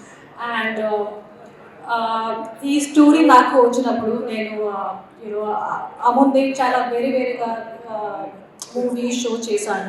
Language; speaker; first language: Telugu; non-native, local second language; Hindi